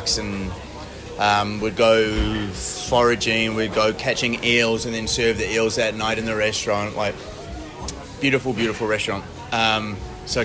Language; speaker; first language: English; native; English